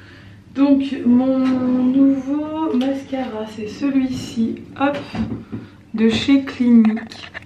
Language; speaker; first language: French; native; French